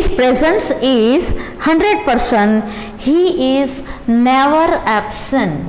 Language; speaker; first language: English; non-native, local second language; Gujarati